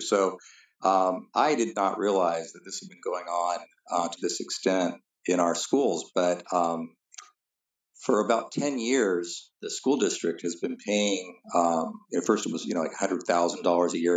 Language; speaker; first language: English; native; English